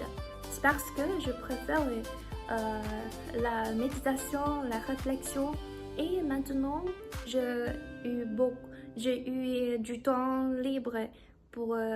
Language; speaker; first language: French; non-native, learner; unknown